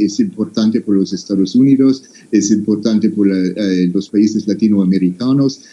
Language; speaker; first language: Spanish; non-native, fluent; English